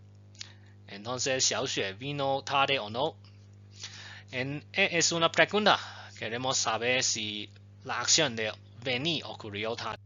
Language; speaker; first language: Spanish; non-native, fluent; Chinese